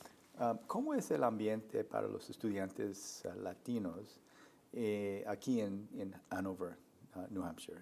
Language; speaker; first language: Spanish; non-native, learner; English